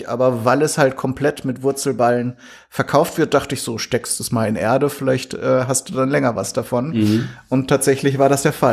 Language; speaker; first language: German; native; German